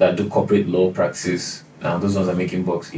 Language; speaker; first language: English; non-native, local second language; Igbo